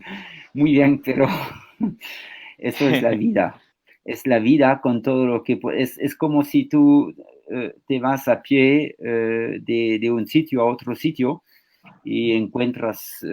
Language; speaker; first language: Spanish; non-native, fluent; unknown